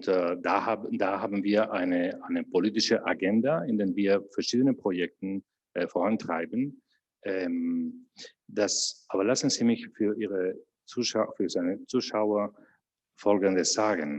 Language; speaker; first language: German; non-native, fluent; Spanish